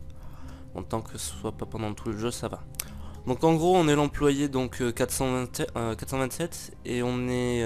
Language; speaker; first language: French; native; French